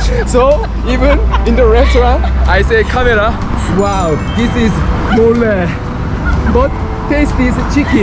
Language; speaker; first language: English; non-native, learner; Korean